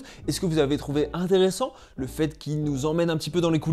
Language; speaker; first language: French; native; French